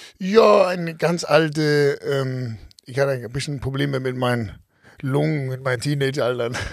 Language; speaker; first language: German; non-native, fluent; Danish